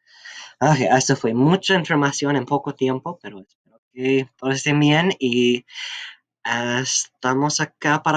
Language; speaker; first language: Spanish; non-native, fluent; English